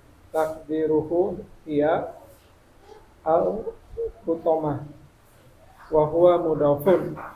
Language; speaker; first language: Arabic; non-native, learner; Indonesian